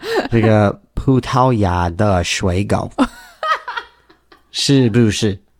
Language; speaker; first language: Chinese; non-native, learner; English